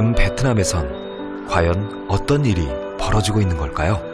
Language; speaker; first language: Korean; native; Korean